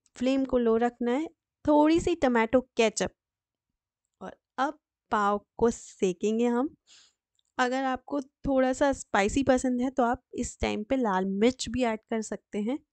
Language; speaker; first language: Hindi; native; Hindi